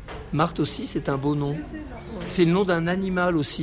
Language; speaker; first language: French; native; French